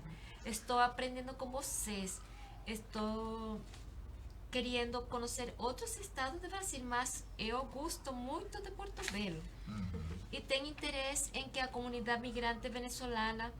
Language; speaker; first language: Portuguese; non-native, learner; Spanish